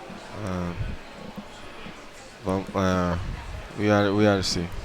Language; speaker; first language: English; non-native, learner; Portuguese